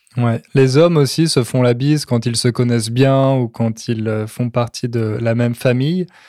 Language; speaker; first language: French; native; French